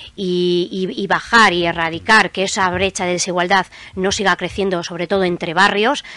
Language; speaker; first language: Spanish; native; Spanish